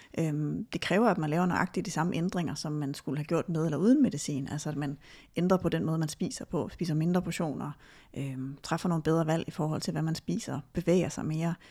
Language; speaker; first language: Danish; native; Danish